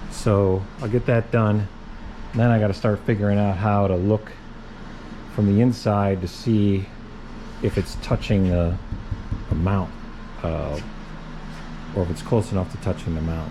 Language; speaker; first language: English; native; English